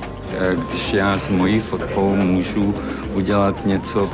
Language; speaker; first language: Czech; non-native, local second language; Slovak